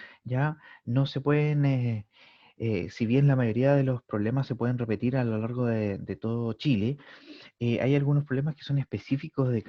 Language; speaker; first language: Spanish; native; Spanish